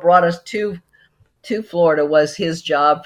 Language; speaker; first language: English; native; English